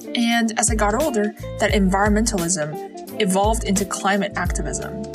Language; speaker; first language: English; early bilingual, other home language; Chinese